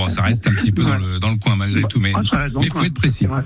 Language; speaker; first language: French; native; French